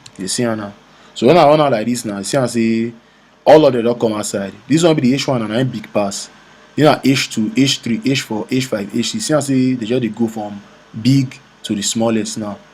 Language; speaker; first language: Nigerian Pidgin; native; Nigerian Pidgin